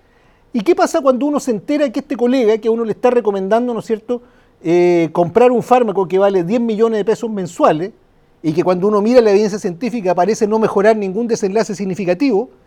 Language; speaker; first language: Spanish; native; Spanish